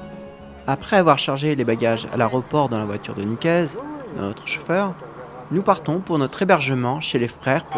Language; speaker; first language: French; native; French